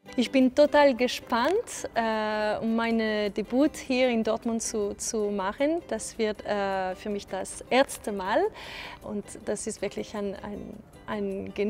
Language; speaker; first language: German; non-native, learner; French